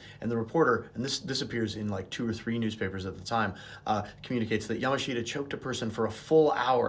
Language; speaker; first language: English; native; English